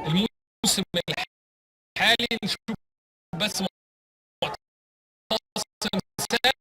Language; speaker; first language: Arabic; native; Arabic